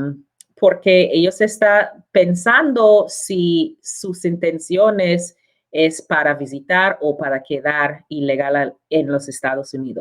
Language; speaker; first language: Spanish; non-native, learner; English